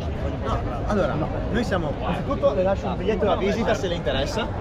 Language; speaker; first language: Italian; native; Italian